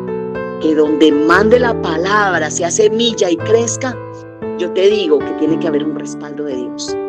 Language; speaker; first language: Spanish; native; Spanish